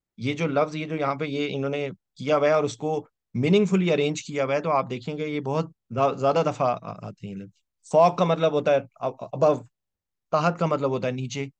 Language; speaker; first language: Urdu; native; Urdu